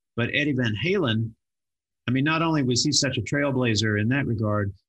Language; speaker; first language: English; native; English